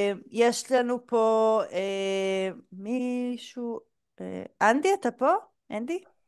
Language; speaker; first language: Hebrew; native; Hebrew